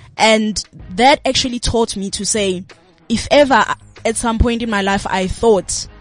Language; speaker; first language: English; non-native, local second language; Zulu